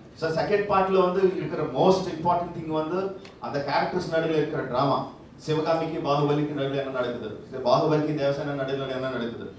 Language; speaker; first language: Tamil; non-native, local second language; Telugu